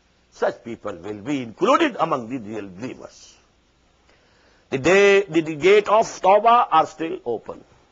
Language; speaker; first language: English; non-native, local second language; Urdu